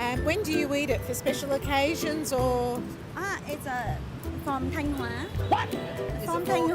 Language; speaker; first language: English; non-native, learner; Vietnamese